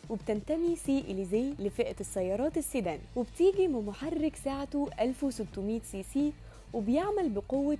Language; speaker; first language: Arabic; native; Arabic